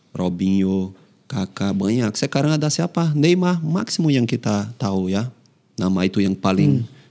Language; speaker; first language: Indonesian; non-native, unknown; Portuguese